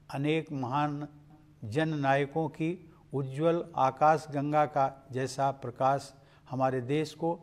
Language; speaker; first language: Hindi; native; Hindi